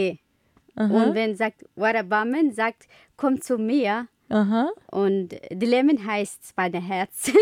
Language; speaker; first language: German; non-native, learner; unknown